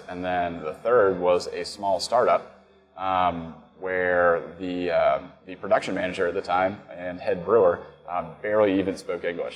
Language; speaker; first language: English; native; English